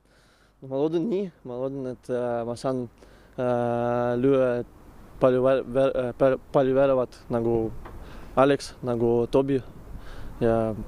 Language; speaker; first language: Estonian; non-native, local second language; Russian